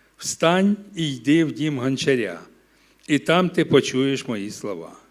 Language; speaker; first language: Ukrainian; non-native, local second language; Russian